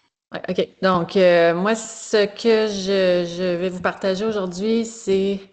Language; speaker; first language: French; native; French